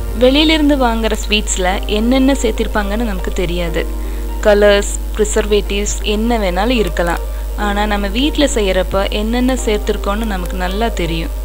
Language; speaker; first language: Tamil; non-native, local second language; Malayalam